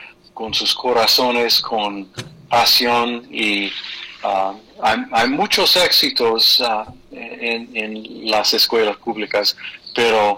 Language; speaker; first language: Spanish; non-native, fluent; English